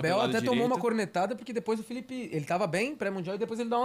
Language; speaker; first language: Portuguese; native; Portuguese